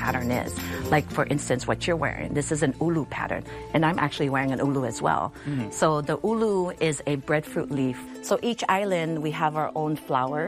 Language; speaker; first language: English; native; English